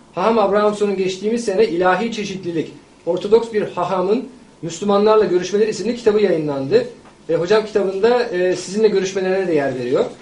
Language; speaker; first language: Turkish; native; Turkish